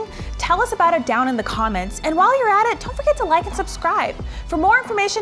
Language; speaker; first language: English; native; English